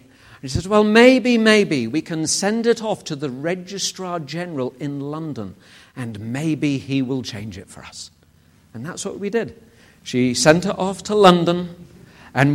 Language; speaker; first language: English; native; English